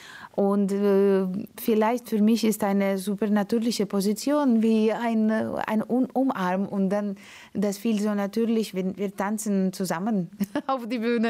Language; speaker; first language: German; non-native, learner; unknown